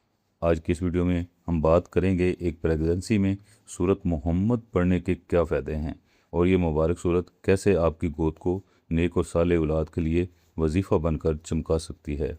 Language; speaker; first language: Urdu; native; Urdu